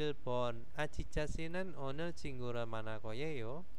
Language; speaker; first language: Korean; non-native, fluent; Indonesian